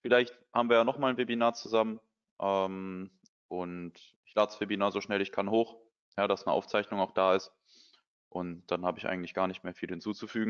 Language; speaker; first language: German; native; German